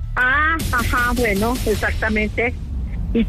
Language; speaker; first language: Spanish; native; Spanish